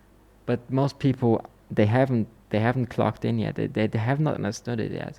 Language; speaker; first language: English; non-native, fluent; German